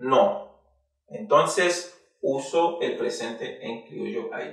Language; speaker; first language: Spanish; non-native, fluent; Haitian Creole